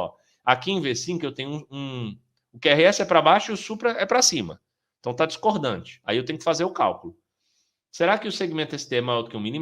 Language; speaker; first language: Portuguese; native; Portuguese